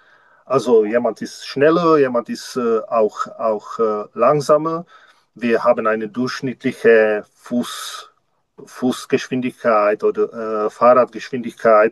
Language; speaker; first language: German; non-native, learner; Czech